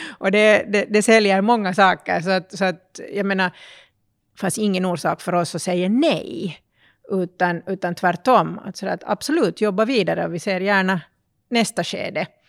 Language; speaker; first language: Swedish; native; Swedish